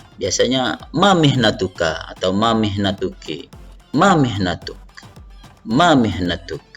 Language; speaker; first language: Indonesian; native; Indonesian